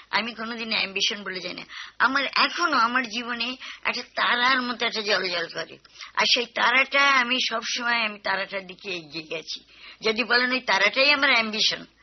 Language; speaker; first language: Bangla; native; Bangla